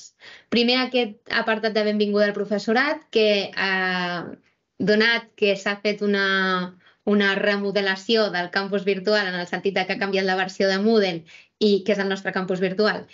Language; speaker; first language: Catalan; native; Catalan